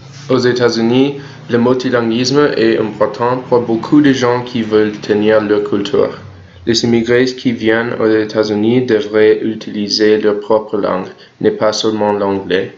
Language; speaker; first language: French; non-native, learner; English